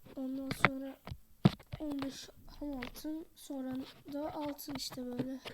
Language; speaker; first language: Turkish; native; Turkish